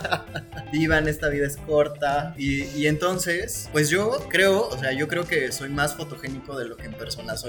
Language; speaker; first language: Spanish; native; Spanish